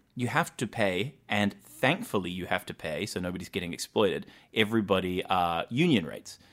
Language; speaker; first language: English; native; English